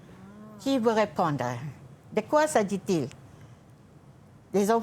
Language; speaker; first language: French; non-native, fluent; Malay